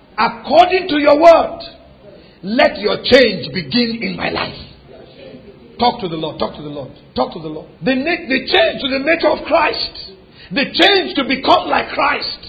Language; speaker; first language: English; non-native, local second language; Yoruba